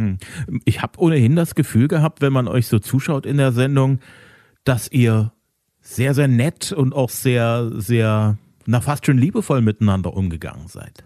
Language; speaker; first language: German; native; German